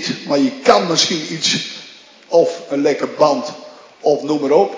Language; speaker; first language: Dutch; native; Dutch